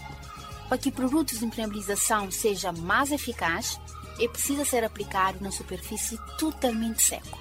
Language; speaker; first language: Portuguese; non-native, local second language; Kabuverdianu